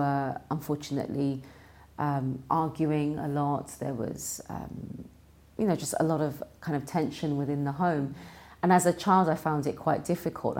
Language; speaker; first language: English; native; English